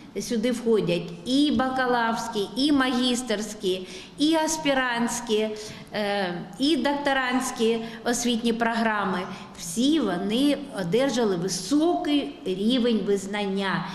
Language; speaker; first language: Ukrainian; native; Ukrainian